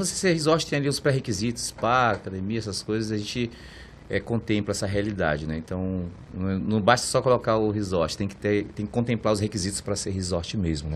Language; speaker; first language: Portuguese; native; Portuguese